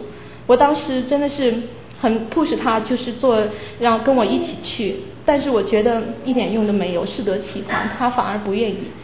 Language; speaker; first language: Chinese; native; Chinese